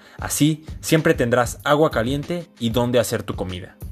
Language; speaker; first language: Spanish; native; Spanish